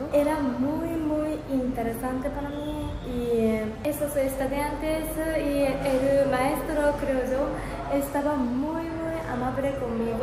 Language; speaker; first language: Spanish; non-native, learner; Japanese